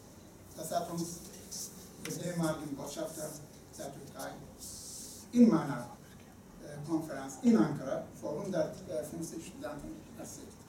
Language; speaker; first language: German; non-native, fluent; Turkish